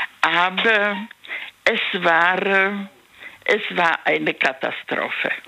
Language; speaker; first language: German; non-native, learner; Czech